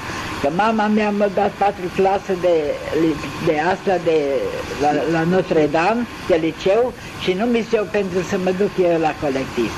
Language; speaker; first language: Romanian; non-native, local second language; German